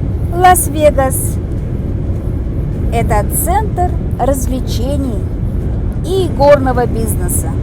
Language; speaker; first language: Russian; non-native, local second language; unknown